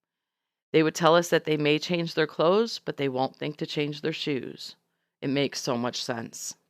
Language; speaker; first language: English; native; English